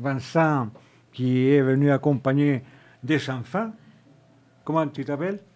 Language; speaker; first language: French; non-native, fluent; Spanish